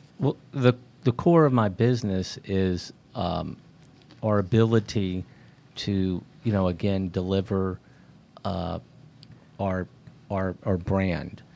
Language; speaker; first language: English; native; English